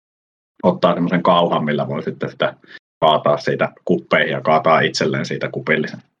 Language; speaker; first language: Finnish; native; Finnish